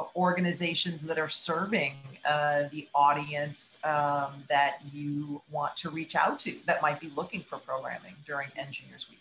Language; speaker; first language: English; native; English